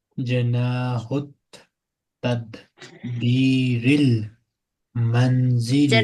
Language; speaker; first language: Arabic; non-native, fluent; Urdu